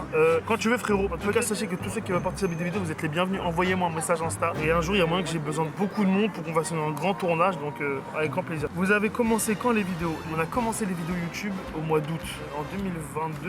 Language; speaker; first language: French; native; French